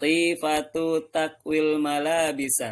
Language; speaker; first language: Arabic; non-native, learner; Indonesian